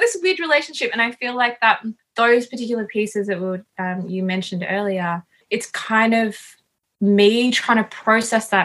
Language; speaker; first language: English; native; English